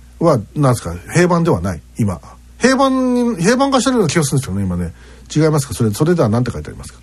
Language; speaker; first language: Japanese; native; Japanese